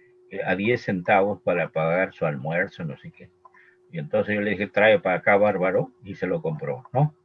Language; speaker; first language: Spanish; native; Spanish